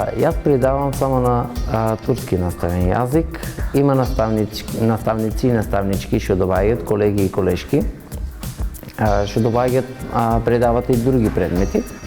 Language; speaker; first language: Macedonian; non-native, local second language; Turkish